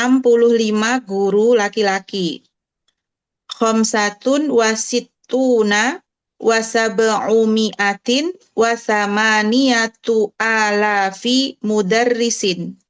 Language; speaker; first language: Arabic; non-native, learner; Indonesian